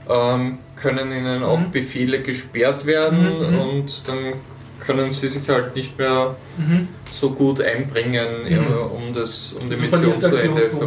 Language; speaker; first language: German; native; German